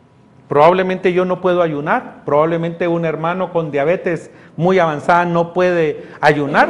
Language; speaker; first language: Spanish; native; Spanish